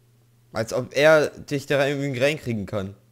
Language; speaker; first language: German; native; German